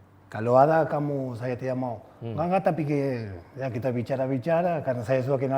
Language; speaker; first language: Indonesian; non-native, fluent; Spanish